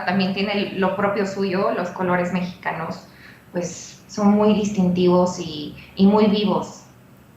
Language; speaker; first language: Spanish; native; Spanish